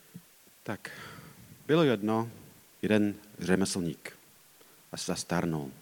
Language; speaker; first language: Czech; non-native, fluent; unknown